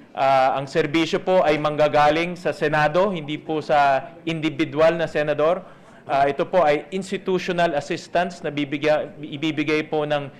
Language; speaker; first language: Filipino; native; Filipino